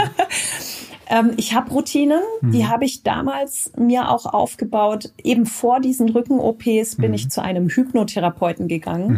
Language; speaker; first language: German; native; German